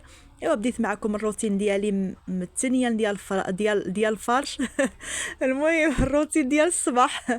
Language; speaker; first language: Arabic; native; Arabic